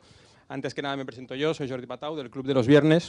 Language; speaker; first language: Spanish; native; Spanish